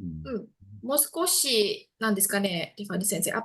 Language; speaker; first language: Japanese; non-native, fluent; Indonesian